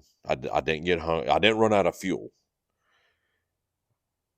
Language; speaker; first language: English; native; English